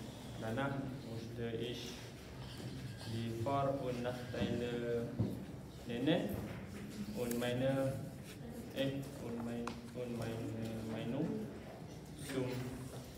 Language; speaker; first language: German; non-native, learner; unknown